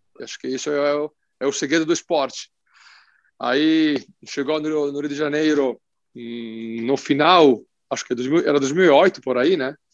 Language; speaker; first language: Portuguese; non-native, fluent; Italian